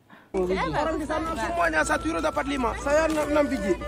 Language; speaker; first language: Indonesian; non-native, learner; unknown